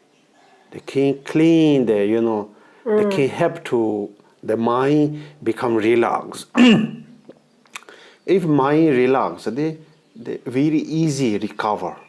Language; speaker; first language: English; non-native, learner; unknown